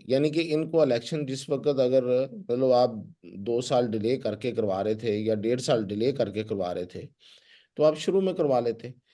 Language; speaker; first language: Urdu; non-native, local second language; Punjabi